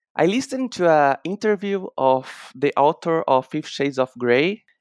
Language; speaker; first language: English; non-native, fluent; Portuguese